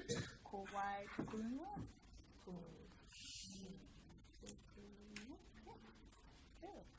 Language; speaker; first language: Māori; non-native, learner; English